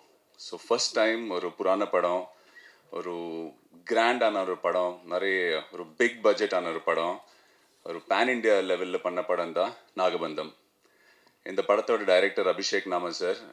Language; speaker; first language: Tamil; non-native, fluent; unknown